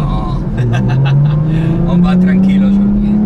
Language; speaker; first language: French; non-native, learner; Italian